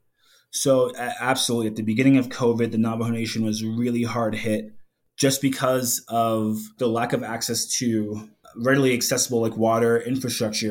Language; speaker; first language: English; native; English